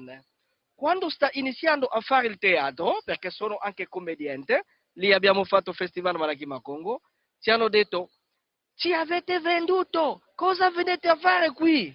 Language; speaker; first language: Italian; non-native, fluent; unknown